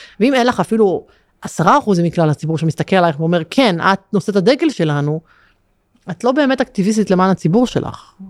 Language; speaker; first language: Hebrew; native; Hebrew